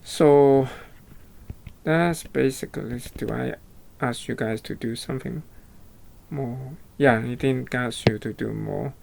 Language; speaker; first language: English; non-native, fluent; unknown